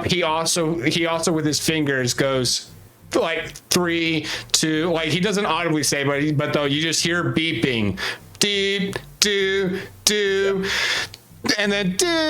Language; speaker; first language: English; native; English